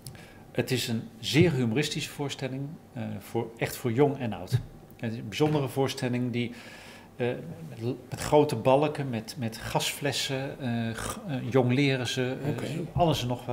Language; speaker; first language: Dutch; native; Dutch